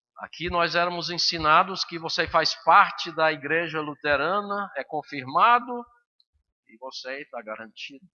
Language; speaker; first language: Portuguese; early bilingual, other home language; English